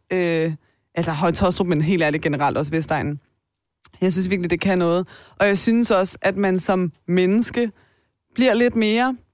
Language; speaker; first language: Danish; early bilingual, other home language; Persian